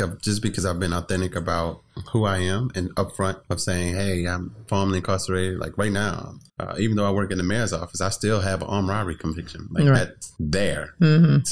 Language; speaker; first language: English; native; English